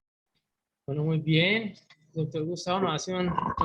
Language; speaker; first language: Spanish; native; Spanish